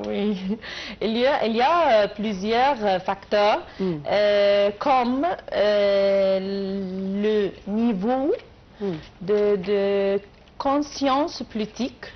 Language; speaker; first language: French; non-native, learner; Arabic